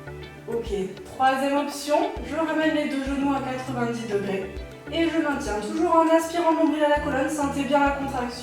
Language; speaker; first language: French; native; French